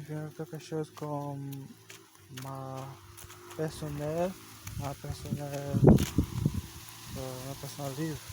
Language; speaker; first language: French; non-native, learner; Portuguese